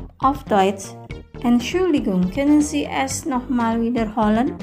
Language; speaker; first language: German; non-native, fluent; Indonesian